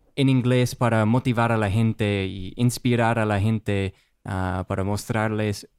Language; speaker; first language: Spanish; non-native, fluent; English